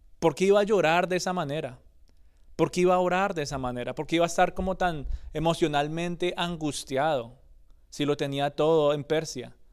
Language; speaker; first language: Spanish; early bilingual, other home language; English